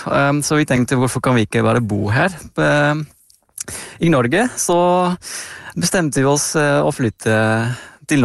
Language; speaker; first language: Norwegian; non-native, fluent; Dutch